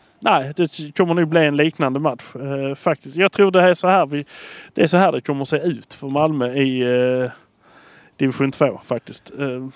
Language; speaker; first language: Swedish; native; Swedish